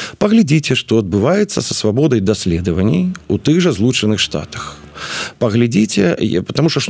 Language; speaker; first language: Belarusian; non-native, local second language; Russian